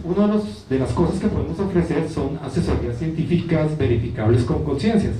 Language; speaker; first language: Spanish; native; Spanish